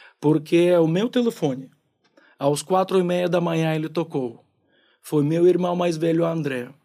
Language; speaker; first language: Portuguese; non-native, fluent; Ukrainian